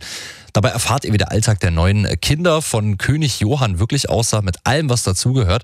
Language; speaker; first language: German; native; German